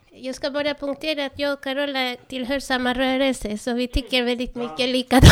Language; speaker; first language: Swedish; non-native, fluent; Spanish